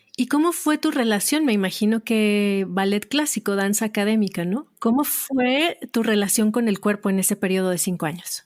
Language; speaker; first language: Spanish; native; Spanish